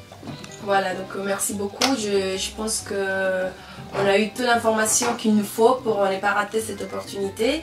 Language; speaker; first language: French; non-native, fluent; Spanish